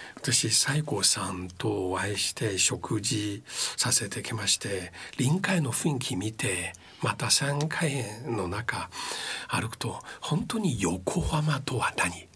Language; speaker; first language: Japanese; non-native, fluent; Chinese